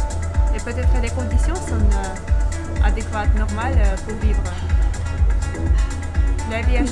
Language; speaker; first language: French; non-native, fluent; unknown